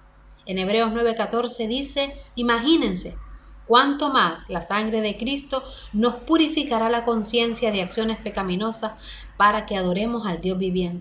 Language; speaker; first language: Spanish; native; Spanish